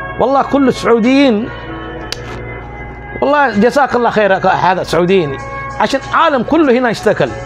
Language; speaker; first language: Arabic; non-native, learner; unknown